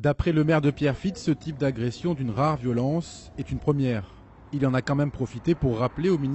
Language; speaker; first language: French; native; French